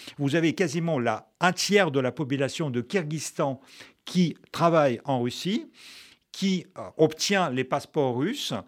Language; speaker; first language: French; non-native, fluent; Russian